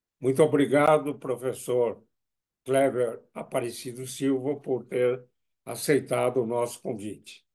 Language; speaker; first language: Portuguese; native; Portuguese